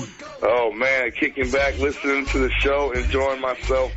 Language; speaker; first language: English; native; English